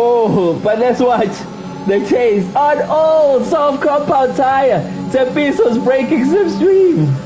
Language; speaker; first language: English; non-native, local second language; Zulu